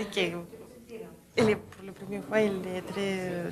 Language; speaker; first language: French; non-native, learner; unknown